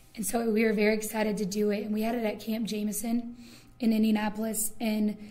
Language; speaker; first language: English; native; English